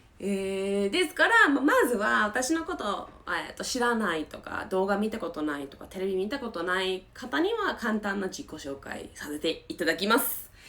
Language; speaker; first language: Japanese; non-native, fluent; English